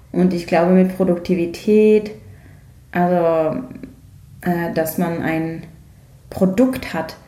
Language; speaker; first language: German; non-native, learner; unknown